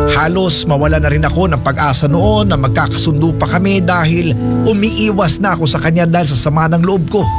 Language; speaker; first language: Filipino; non-native, local second language; Cebuano